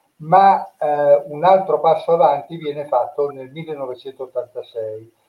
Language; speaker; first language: Italian; native; Italian